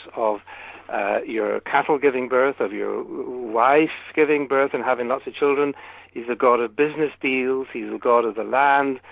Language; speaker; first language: English; native; English